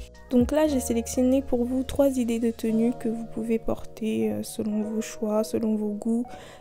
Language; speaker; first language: French; native; French